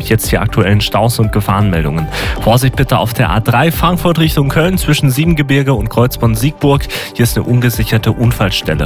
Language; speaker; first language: German; native; German